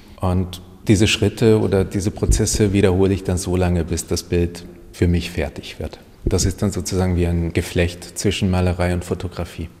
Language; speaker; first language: German; non-native, fluent; Hungarian